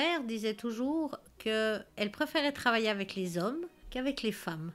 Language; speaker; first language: French; early bilingual, other home language; Spanish